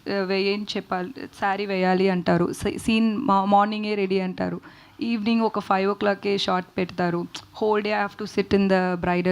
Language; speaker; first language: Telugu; non-native, learner; Tamil